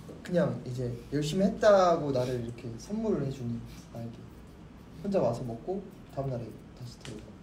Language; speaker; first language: Korean; native; Korean